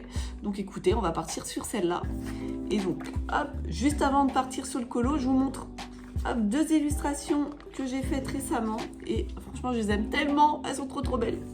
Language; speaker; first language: French; native; French